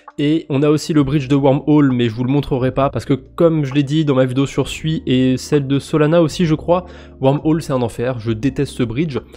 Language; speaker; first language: French; native; French